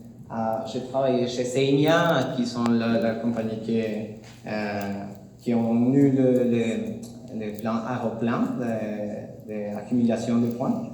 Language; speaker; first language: French; non-native, learner; Spanish